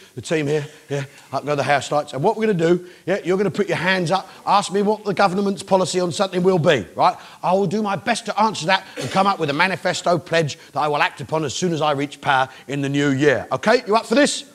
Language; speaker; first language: English; native; English